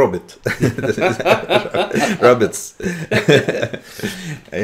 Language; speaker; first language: English; non-native, learner; Russian